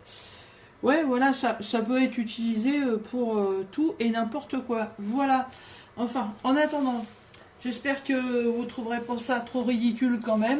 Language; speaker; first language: French; native; French